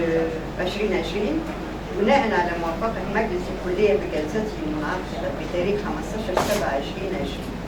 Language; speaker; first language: Arabic; native; Arabic